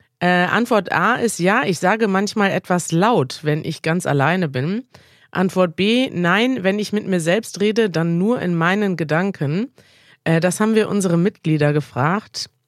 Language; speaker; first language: German; native; German